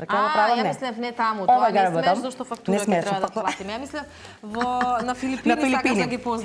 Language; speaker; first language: Macedonian; native; Macedonian